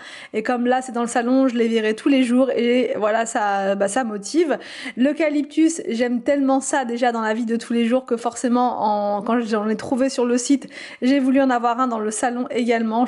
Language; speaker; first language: French; native; French